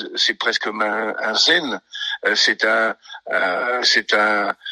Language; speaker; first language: French; native; French